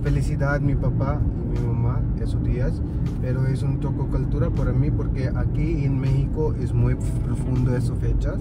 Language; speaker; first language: Spanish; non-native, learner; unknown